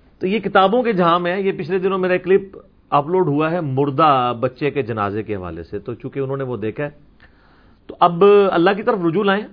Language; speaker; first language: Urdu; non-native, local second language; Punjabi